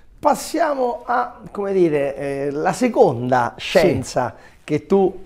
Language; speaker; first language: Italian; native; Italian